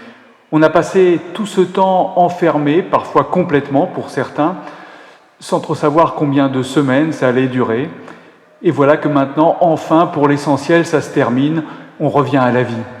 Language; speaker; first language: French; native; French